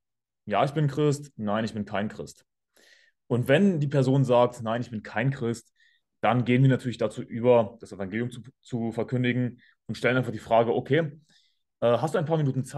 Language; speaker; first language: German; native; German